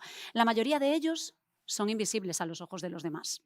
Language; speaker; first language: Spanish; native; Spanish